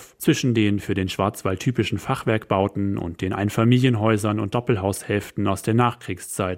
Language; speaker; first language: German; native; German